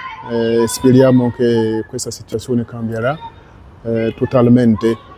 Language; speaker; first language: Italian; non-native, learner; French